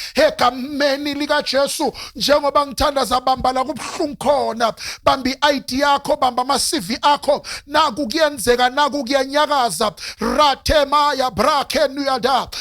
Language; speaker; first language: Zulu; non-native, local second language; Northern Sotho